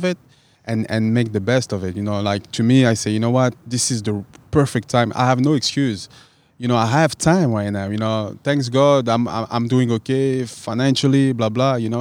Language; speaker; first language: English; non-native, fluent; French